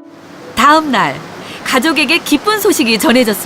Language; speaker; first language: Korean; native; Korean